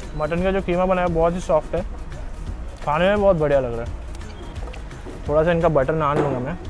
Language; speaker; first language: Hindi; non-native, local second language; Telugu